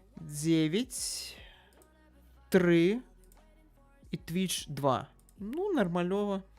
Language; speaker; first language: Belarusian; non-native, local second language; Russian